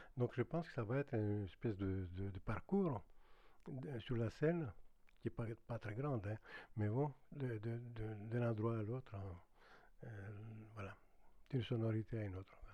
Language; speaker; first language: French; non-native, fluent; Greek